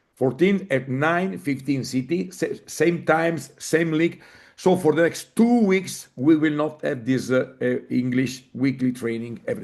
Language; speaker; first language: English; non-native, fluent; Italian